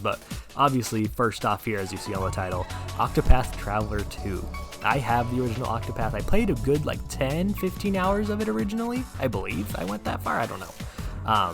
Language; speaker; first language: English; native; English